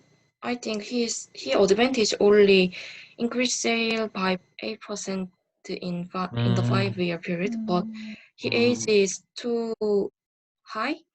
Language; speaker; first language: English; non-native, learner; Korean